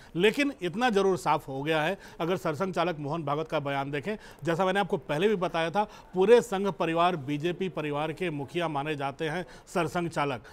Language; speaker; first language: Hindi; native; Hindi